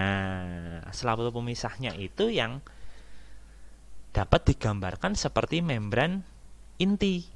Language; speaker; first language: Indonesian; native; Indonesian